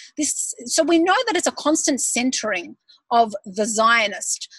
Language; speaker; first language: English; native; English